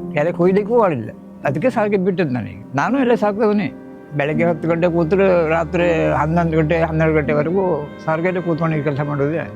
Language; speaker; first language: Kannada; native; Kannada